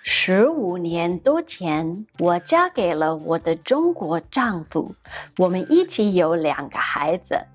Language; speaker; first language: Chinese; non-native, learner; English